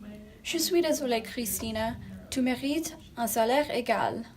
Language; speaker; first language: French; non-native, learner; English